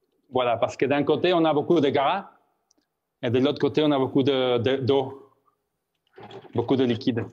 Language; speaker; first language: French; non-native, fluent; Spanish